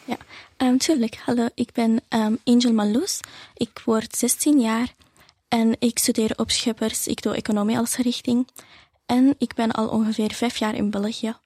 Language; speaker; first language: Dutch; early bilingual, other home language; Arabic